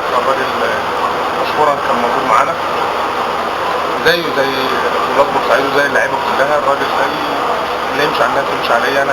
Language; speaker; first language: Arabic; native; Arabic